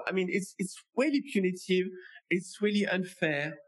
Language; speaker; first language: English; non-native, fluent; French